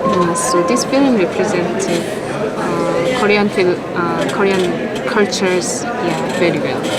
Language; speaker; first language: English; non-native, fluent; Korean